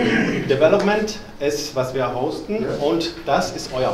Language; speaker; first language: German; non-native, fluent; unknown